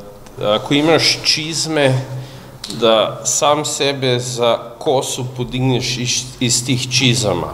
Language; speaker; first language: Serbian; non-native, fluent; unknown